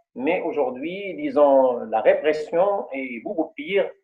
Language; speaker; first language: French; non-native, local second language; Arabic